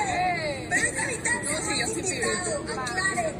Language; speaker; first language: Spanish; native; Spanish